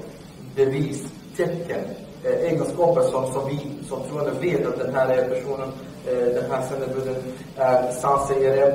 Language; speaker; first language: Swedish; non-native, fluent; Arabic